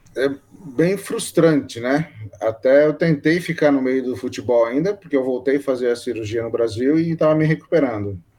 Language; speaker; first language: Portuguese; native; Portuguese